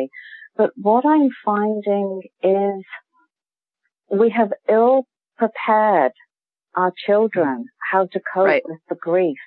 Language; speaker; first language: English; native; English